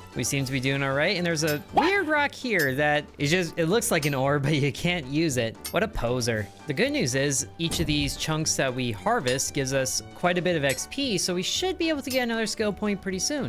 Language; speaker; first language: English; native; English